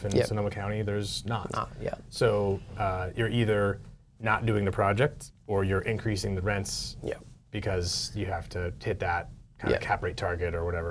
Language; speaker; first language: English; native; English